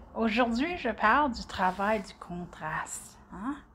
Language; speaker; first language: French; native; French